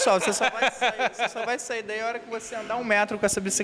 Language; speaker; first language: Portuguese; native; Portuguese